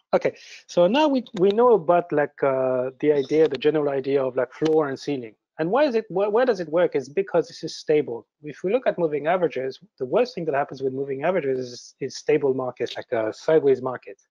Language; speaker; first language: English; early bilingual, other home language; French